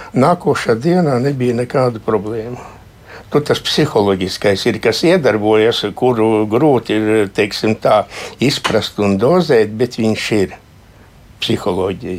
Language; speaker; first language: Latvian; native; Latvian